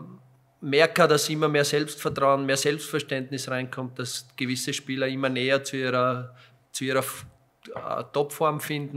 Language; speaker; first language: German; native; German